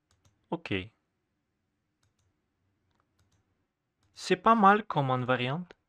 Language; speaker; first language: French; non-native, fluent; Russian